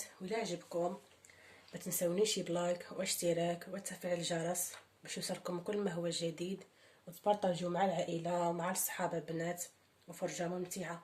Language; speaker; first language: Arabic; native; Arabic